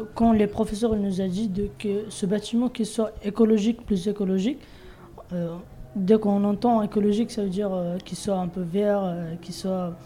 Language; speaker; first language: French; non-native, fluent; Bangla